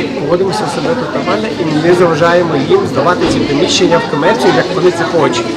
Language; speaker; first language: Ukrainian; non-native, local second language; Russian